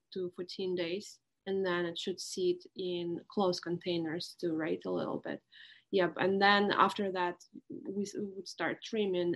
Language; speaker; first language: English; non-native, fluent; Russian